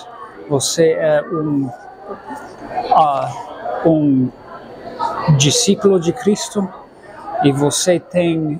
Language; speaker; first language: Portuguese; non-native, fluent; English